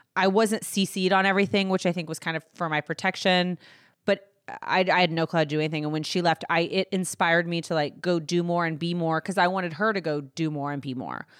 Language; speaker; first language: English; native; English